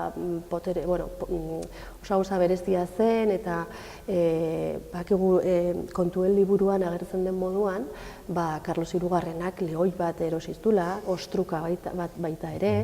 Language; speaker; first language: Basque; non-native, local second language; Spanish